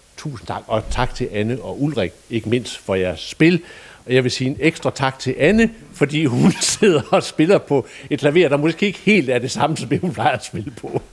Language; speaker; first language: Danish; native; Danish